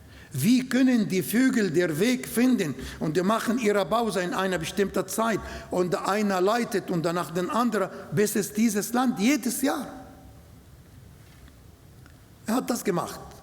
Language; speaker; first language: German; non-native, learner; Arabic